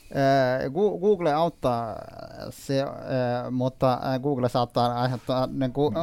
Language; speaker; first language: Finnish; non-native, fluent; Arabic